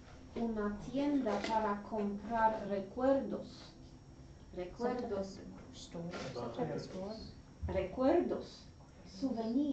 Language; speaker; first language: Spanish; non-native, learner; English